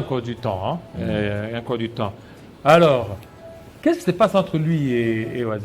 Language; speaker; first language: French; non-native, local second language; Lingala